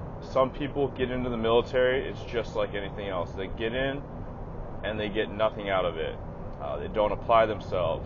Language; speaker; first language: English; native; English